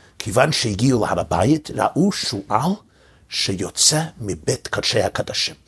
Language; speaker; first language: Hebrew; early bilingual, heritage; English